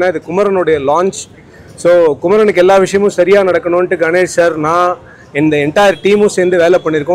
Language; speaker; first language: Tamil; native; Tamil